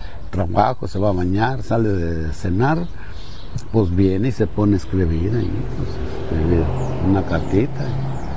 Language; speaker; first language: Spanish; native; Spanish